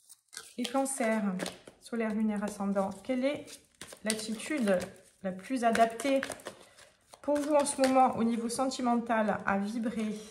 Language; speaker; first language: French; native; French